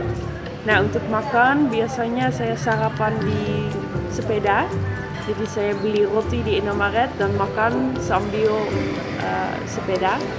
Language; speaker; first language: Indonesian; non-native, fluent; Dutch